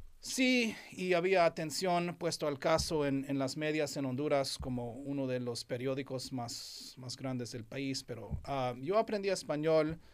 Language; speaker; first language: Spanish; non-native, fluent; English